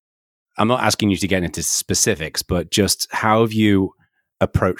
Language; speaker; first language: English; native; English